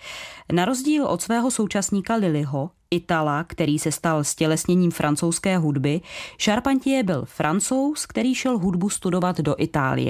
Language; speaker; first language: Czech; native; Czech